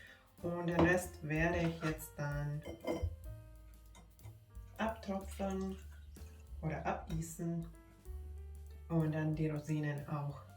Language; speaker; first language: German; non-native, fluent; Finnish